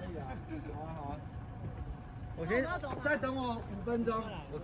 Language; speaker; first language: Chinese; native; Chinese